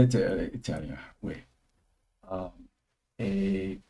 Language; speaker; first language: French; early bilingual, heritage; English